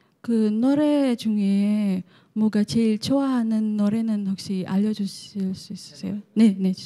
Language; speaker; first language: Korean; non-native, learner; Indonesian